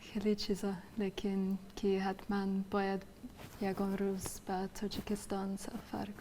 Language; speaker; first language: Persian; non-native, fluent; English